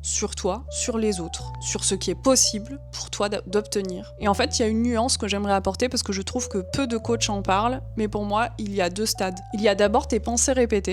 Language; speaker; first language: French; native; French